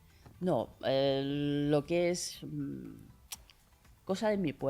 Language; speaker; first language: Spanish; non-native, learner; Chinese